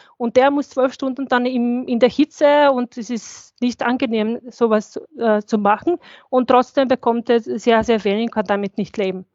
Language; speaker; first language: German; non-native, fluent; Bosnian